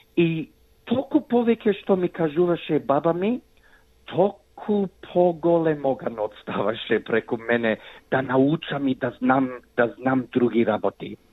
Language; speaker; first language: Macedonian; early bilingual, heritage; Macedonian